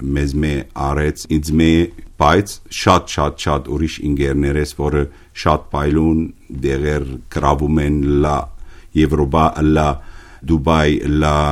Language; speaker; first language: Armenian; early bilingual, heritage; Armenian